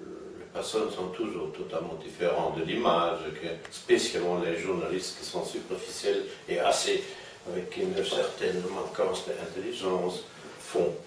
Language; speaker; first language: French; non-native, fluent; German